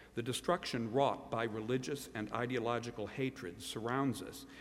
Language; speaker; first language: English; native; English